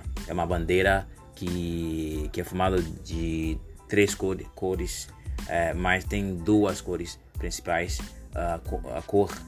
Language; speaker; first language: Portuguese; non-native, learner; Haitian Creole